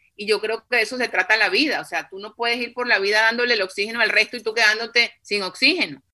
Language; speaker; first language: Spanish; native; Spanish